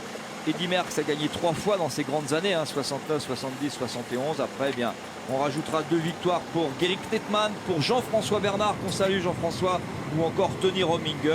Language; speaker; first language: French; native; French